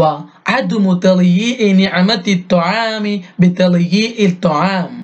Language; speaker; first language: Arabic; non-native, fluent; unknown